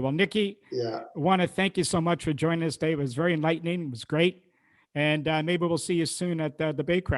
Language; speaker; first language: English; native; English